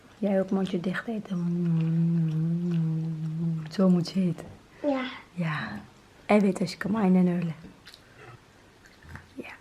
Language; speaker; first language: Dutch; early bilingual, other home language; Turkish